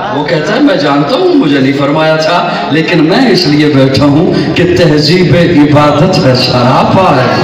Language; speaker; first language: Urdu; non-native, local second language; Punjabi